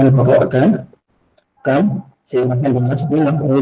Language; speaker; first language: Arabic; non-native, learner; Indonesian